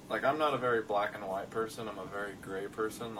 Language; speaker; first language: English; native; English